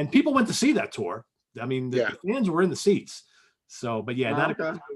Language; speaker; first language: English; native; English